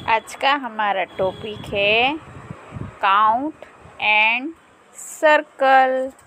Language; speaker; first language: Hindi; non-native, local second language; Gujarati